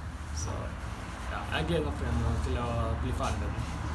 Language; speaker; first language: Norwegian; early bilingual, other home language; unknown